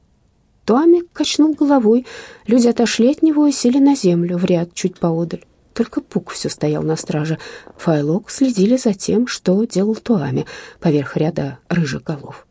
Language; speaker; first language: Russian; native; Russian